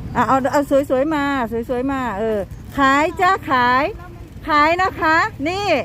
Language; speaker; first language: Thai; non-native, local second language; Lao